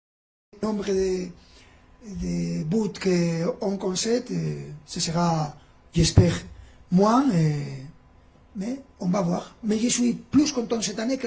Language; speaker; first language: French; non-native, fluent; Spanish